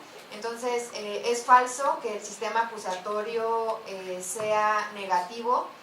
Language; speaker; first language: Spanish; native; Spanish